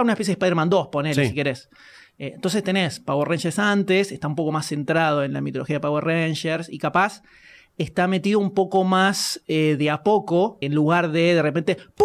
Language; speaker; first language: Spanish; native; Spanish